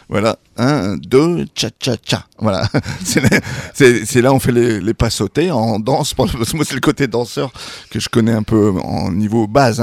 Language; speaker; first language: French; native; French